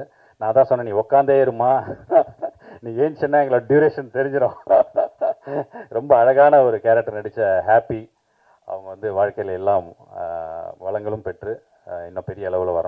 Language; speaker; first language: Tamil; native; Tamil